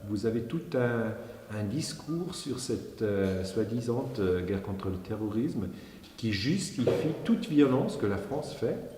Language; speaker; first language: French; non-native, fluent; German